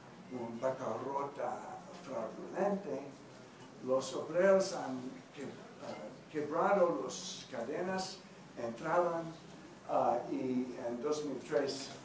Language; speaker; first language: Spanish; non-native, learner; English